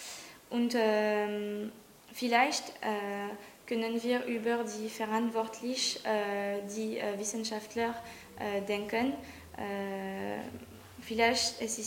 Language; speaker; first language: German; non-native, learner; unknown